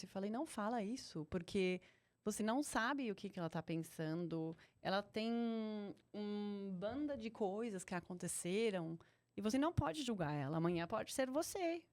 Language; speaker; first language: Portuguese; non-native, fluent; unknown